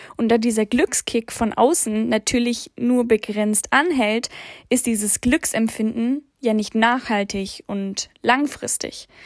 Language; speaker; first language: German; early bilingual, other home language; English